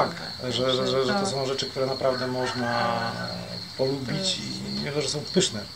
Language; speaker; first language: Polish; native; Polish